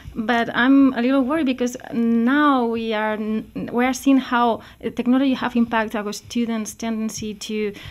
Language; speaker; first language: English; non-native, fluent; Spanish